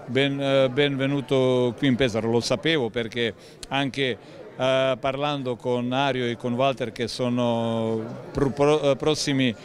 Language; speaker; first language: Italian; non-native, learner; Croatian